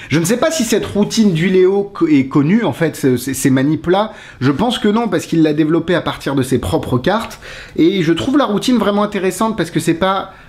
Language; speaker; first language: French; native; French